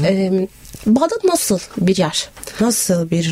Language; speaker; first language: Turkish; non-native, fluent; Arabic